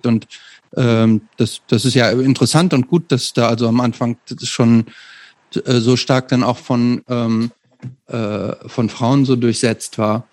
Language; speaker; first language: German; native; German